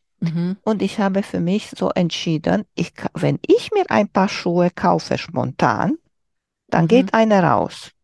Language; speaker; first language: German; non-native, learner; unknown